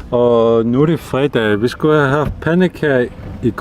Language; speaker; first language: Danish; non-native, local second language; Kalaallisut